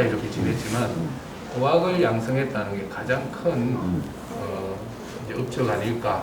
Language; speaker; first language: Korean; native; Korean